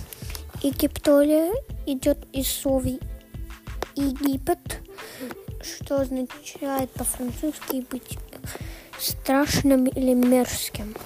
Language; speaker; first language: Russian; early bilingual, heritage; Russian